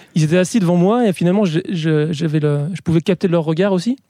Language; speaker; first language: French; native; French